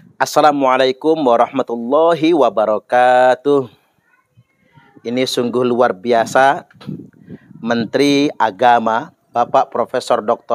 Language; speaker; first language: Indonesian; native; Indonesian